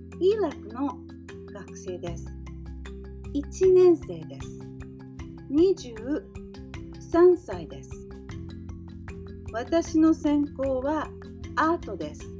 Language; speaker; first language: Japanese; non-native, learner; English